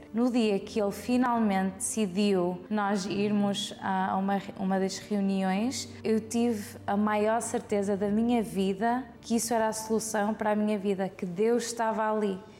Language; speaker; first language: Portuguese; early bilingual, heritage; Portuguese